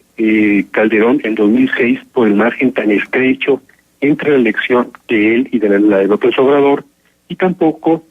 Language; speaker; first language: Spanish; native; Spanish